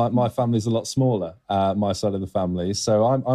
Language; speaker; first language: English; native; English